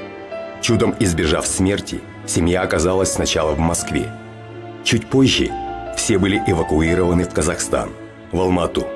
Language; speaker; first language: Russian; native; Russian